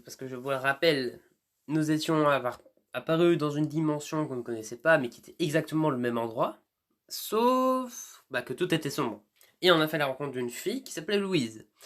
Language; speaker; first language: French; native; French